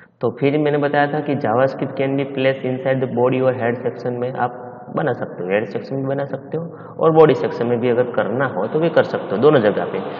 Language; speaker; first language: Hindi; non-native, local second language; Gujarati